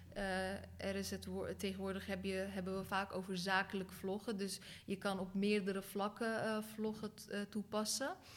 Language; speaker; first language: Dutch; early bilingual, other home language; Turkish